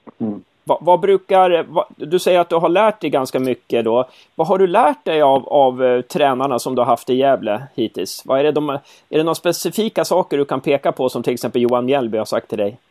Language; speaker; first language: Swedish; native; Swedish